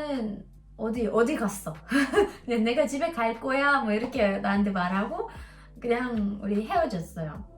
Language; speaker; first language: Korean; non-native, learner; Russian